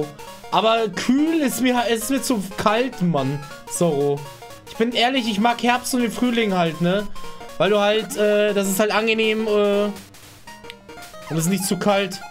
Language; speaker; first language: German; native; German